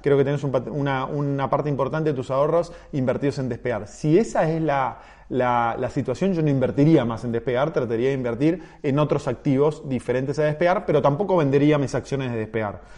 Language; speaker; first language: Spanish; native; Spanish